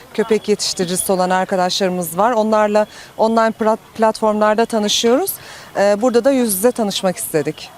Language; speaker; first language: Turkish; non-native, fluent; English